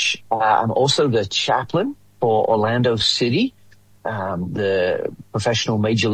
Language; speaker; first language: English; native; English